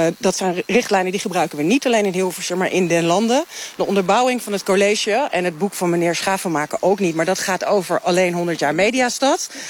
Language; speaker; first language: Dutch; native; Dutch